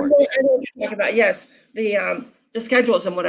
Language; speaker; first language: English; native; English